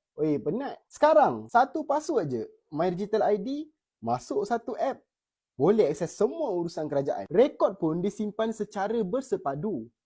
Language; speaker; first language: Malay; native; Malay